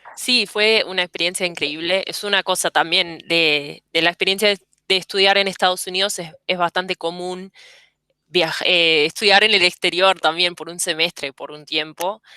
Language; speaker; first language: Spanish; early bilingual, heritage; English